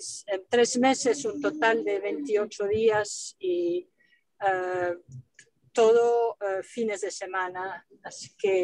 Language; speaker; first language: Spanish; non-native, fluent; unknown